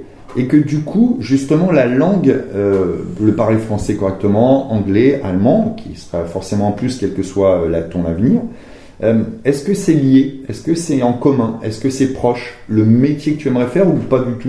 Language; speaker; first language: French; native; French